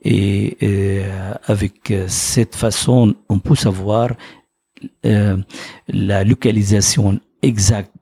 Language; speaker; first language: French; non-native, fluent; Arabic